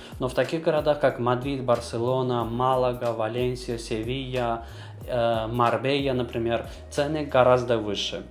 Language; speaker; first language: Russian; non-native, local second language; Azerbaijani